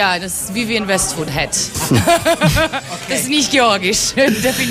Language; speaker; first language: German; non-native, fluent; Georgian